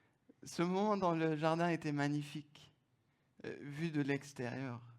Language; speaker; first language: French; non-native, fluent; German